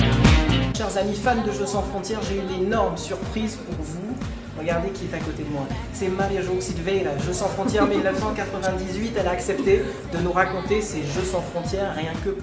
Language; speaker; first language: French; native; French